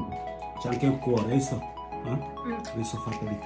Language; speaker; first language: Italian; non-native, learner; Filipino